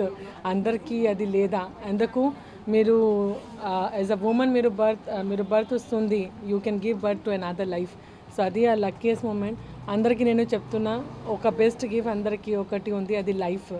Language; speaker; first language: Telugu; non-native, local second language; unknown